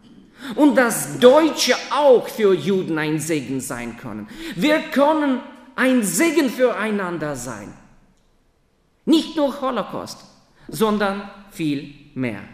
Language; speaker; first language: German; non-native, fluent; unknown